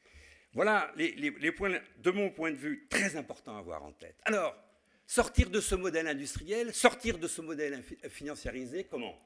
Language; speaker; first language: French; native; French